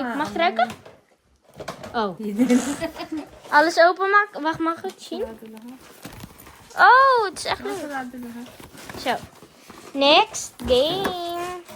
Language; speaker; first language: Dutch; early bilingual, other home language; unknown